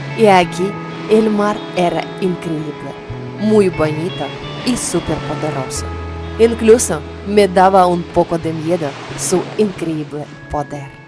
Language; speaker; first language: Spanish; non-native, learner; Ukrainian